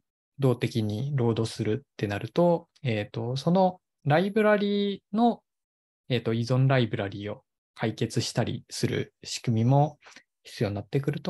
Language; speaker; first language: Japanese; native; Japanese